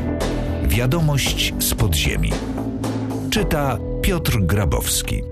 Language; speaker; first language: Polish; native; Polish